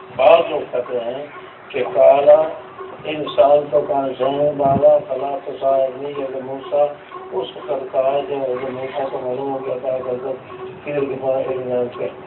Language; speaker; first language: Urdu; non-native, local second language; Saraiki